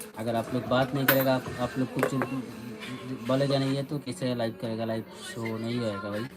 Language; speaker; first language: Hindi; non-native, learner; Bangla